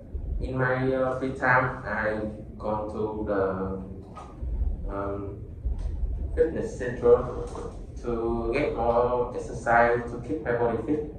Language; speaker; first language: English; non-native, learner; Vietnamese